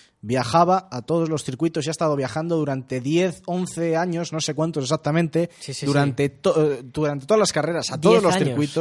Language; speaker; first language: Spanish; native; Spanish